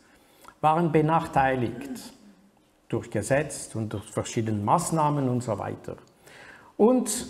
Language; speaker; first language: German; non-native, fluent; French